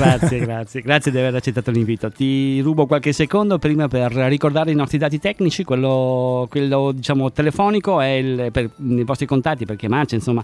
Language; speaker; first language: Italian; native; Italian